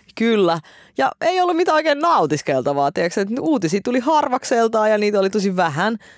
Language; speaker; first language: Finnish; early bilingual, other home language; Russian